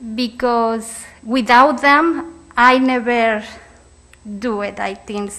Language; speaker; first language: English; non-native, learner; Spanish